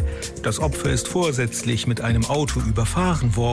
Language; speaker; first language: German; native; German